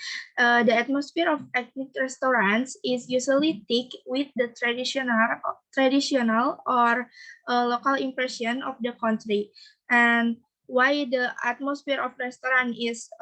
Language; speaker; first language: English; non-native, learner; Indonesian